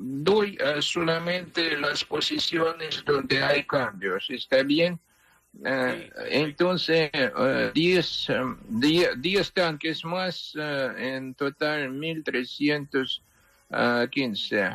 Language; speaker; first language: Spanish; non-native, fluent; Ukrainian